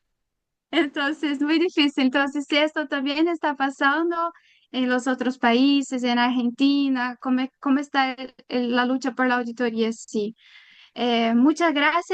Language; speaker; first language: Spanish; non-native, learner; Portuguese